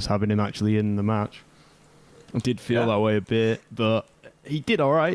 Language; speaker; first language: English; native; English